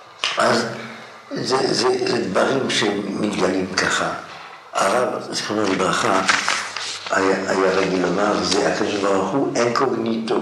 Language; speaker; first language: Hebrew; non-native, fluent; French